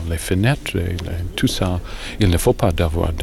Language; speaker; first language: French; non-native, learner; English